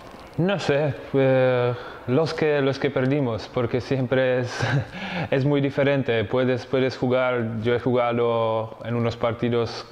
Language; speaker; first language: Spanish; non-native, fluent; Czech